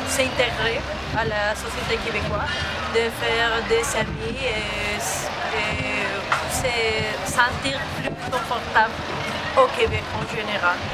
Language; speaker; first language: French; non-native, fluent; Spanish